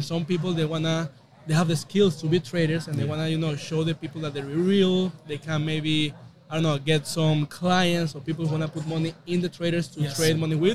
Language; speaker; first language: English; non-native, fluent; Spanish